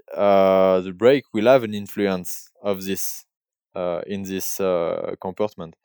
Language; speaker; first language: English; non-native, learner; French